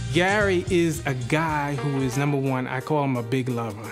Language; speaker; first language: English; native; English